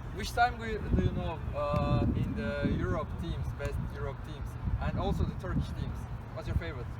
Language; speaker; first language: English; non-native, learner; Turkish